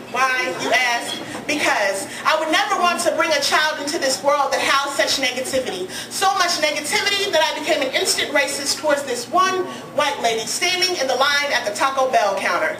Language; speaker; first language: English; native; English